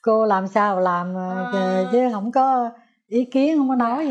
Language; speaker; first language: Vietnamese; native; Vietnamese